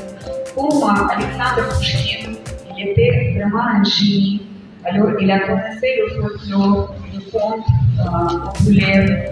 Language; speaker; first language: French; non-native, fluent; Russian